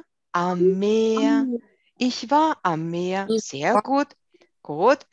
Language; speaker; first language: German; non-native, fluent; Russian